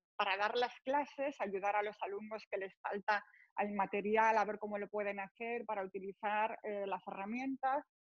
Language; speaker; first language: Spanish; native; Spanish